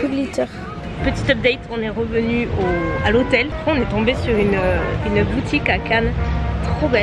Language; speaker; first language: French; native; French